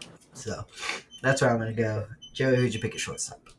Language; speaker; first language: English; native; English